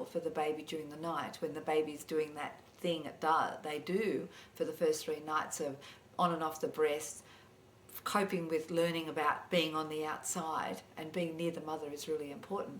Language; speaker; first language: English; native; English